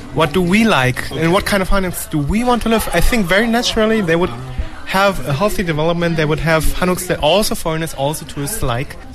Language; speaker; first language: English; non-native, fluent; German